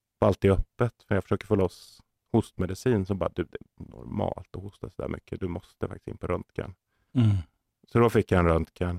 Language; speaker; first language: Swedish; native; Swedish